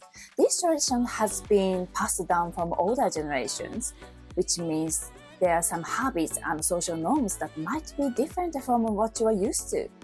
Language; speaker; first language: English; non-native, fluent; Japanese